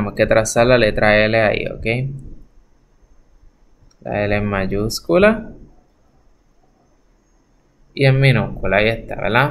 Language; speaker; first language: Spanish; native; Spanish